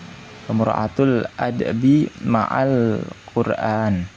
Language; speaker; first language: Arabic; non-native, learner; Indonesian